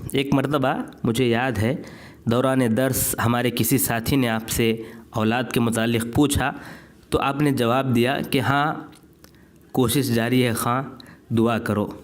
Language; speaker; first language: Urdu; native; Urdu